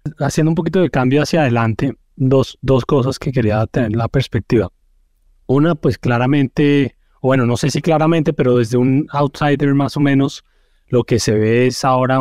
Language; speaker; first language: Spanish; native; Spanish